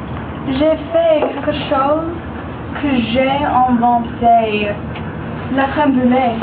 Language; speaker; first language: French; non-native, learner; English